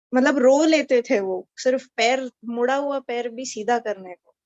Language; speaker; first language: Hindi; non-native, local second language; Telugu